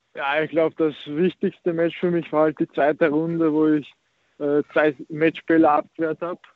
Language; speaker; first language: German; early bilingual, other home language; Croatian